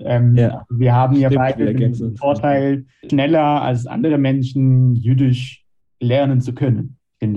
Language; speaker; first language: German; non-native, fluent; Hebrew